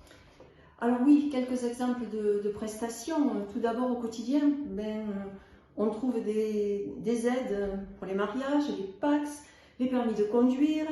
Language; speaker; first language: French; native; French